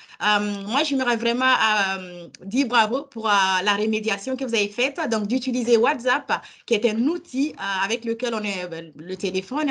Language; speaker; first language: French; native; French